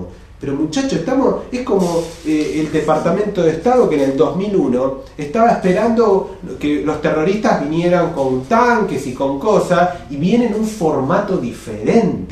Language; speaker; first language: Spanish; native; Spanish